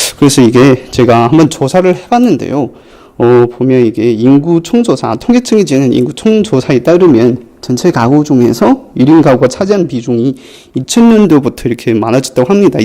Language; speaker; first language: Korean; non-native, fluent; Chinese